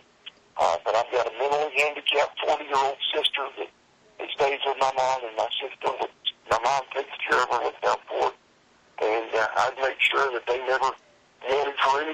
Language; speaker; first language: English; native; English